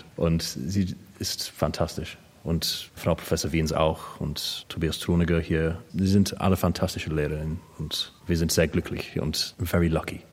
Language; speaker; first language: German; non-native, learner; English